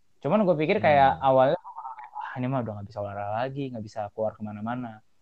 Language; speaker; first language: Indonesian; native; Indonesian